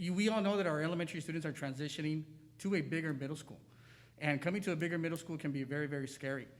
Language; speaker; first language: English; native; English